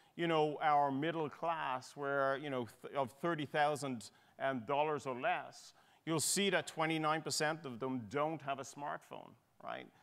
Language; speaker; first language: English; native; English